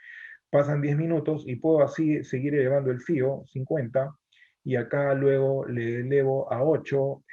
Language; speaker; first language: Spanish; native; Spanish